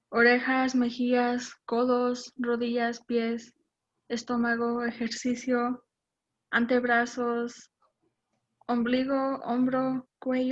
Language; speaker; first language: Spanish; non-native, learner; English